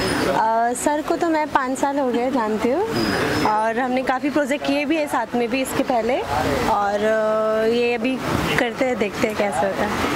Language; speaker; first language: Hindi; native; Hindi